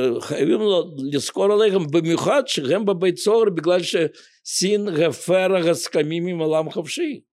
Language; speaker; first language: Hebrew; non-native, fluent; Russian